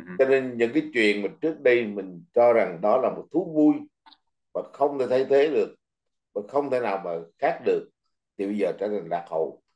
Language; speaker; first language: Vietnamese; native; Vietnamese